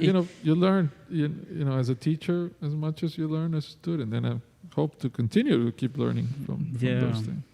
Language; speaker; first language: English; non-native, fluent; Spanish